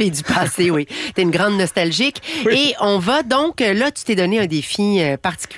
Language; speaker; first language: French; native; French